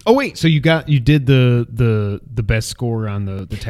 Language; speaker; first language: English; native; English